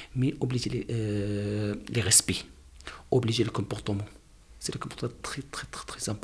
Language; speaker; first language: French; non-native, learner; Arabic